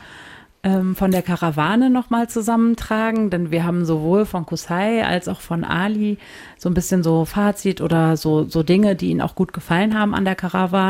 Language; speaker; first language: German; native; German